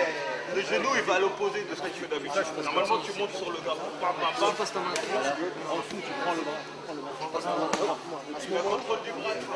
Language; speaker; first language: French; non-native, learner; Portuguese